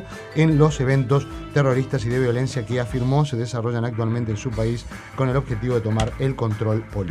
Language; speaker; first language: Spanish; native; Spanish